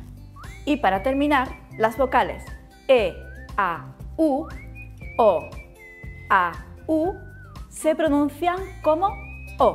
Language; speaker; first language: Spanish; native; Spanish